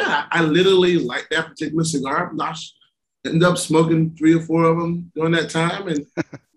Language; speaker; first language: English; native; English